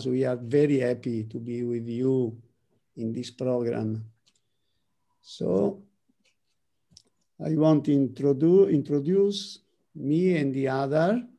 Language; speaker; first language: English; non-native, learner; Italian